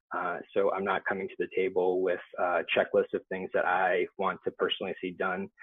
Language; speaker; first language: English; native; English